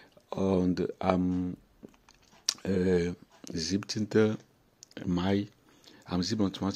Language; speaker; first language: German; non-native, fluent; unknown